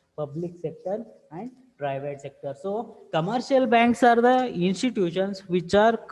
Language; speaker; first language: English; non-native, local second language; Kannada